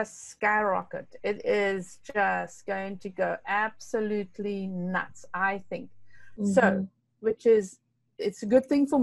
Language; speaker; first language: English; non-native, local second language; Afrikaans